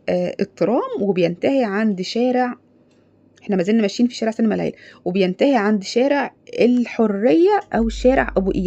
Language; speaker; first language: Arabic; native; Arabic